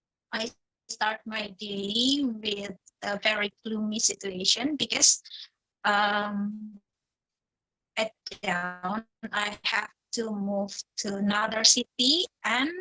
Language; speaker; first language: English; non-native, fluent; Indonesian